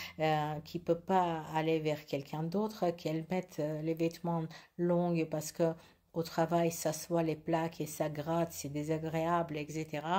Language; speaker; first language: French; non-native, learner; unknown